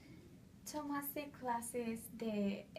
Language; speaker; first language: Spanish; non-native, fluent; English